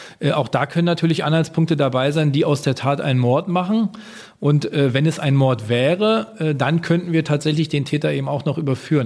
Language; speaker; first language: German; native; German